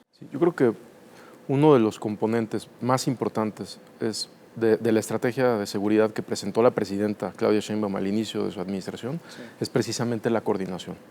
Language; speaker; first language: Spanish; native; Spanish